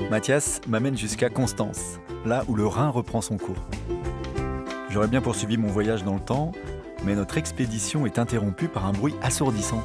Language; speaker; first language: French; native; French